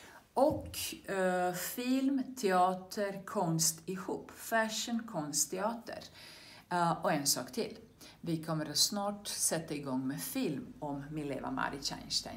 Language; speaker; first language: Swedish; non-native, fluent; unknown